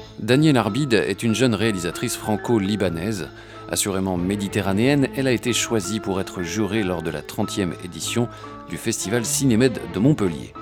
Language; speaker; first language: French; native; French